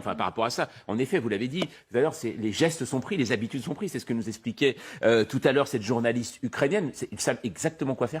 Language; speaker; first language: French; native; French